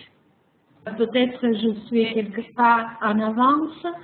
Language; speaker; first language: French; non-native, fluent; Macedonian